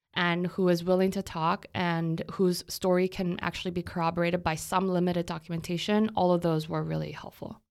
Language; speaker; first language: English; non-native, fluent; Korean